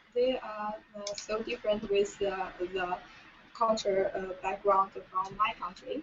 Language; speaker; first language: English; non-native, learner; Chinese